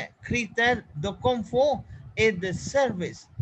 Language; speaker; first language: French; non-native, fluent; Hindi